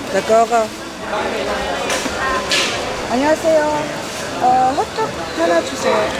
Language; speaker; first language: Korean; non-native, learner; Arabic